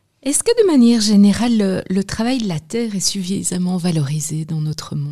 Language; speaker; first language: French; native; French